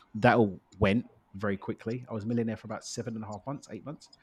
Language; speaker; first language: English; native; English